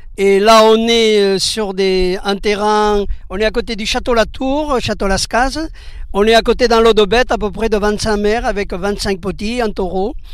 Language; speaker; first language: French; early bilingual, other home language; Spanish